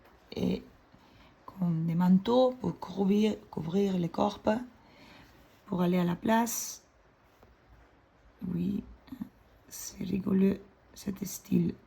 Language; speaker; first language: French; non-native, fluent; Spanish